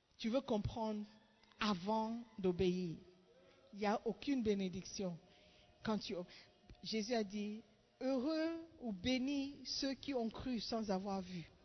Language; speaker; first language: French; non-native, fluent; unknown